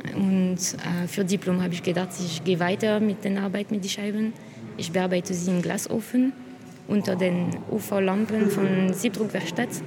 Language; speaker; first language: German; non-native, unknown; French